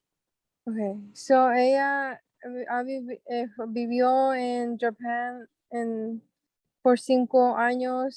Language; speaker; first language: Spanish; early bilingual, heritage; Spanish